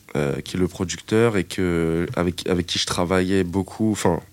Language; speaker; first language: French; native; French